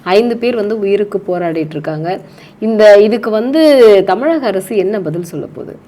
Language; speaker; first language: Tamil; native; Tamil